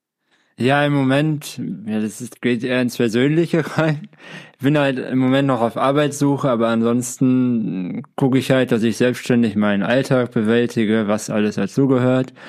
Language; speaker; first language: German; native; German